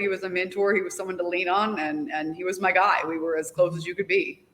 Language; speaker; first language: English; native; English